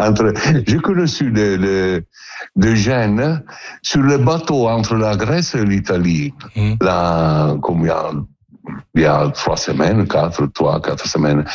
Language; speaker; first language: French; non-native, learner; Italian